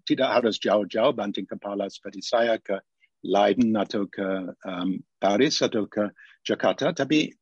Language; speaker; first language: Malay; non-native, fluent; English